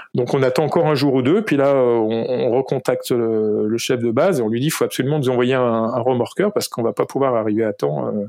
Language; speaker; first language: French; native; French